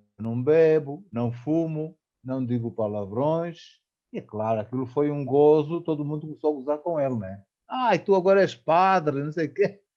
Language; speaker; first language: Portuguese; native; Portuguese